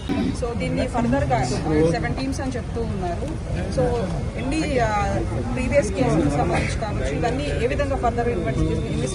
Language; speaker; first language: Telugu; native; Telugu